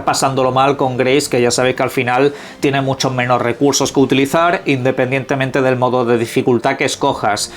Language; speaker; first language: Spanish; native; Spanish